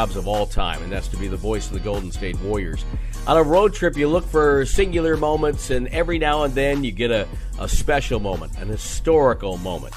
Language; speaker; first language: English; native; English